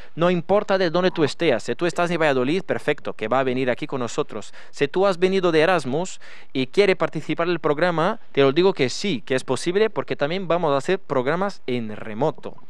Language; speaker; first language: Spanish; non-native, fluent; Portuguese